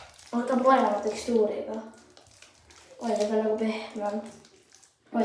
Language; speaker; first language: Estonian; early bilingual, heritage; Estonian